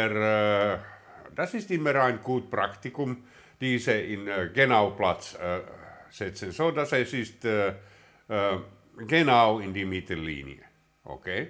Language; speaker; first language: German; non-native, learner; Finnish